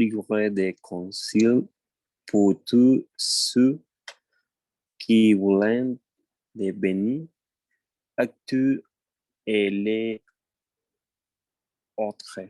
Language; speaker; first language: French; non-native, learner; Spanish